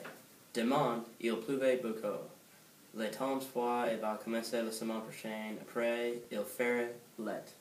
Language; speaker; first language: French; non-native, learner; English